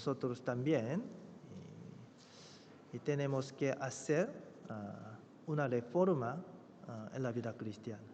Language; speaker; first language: Spanish; non-native, fluent; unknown